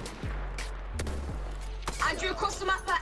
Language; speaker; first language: English; native; English